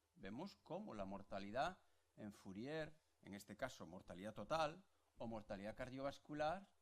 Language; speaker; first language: Spanish; native; Spanish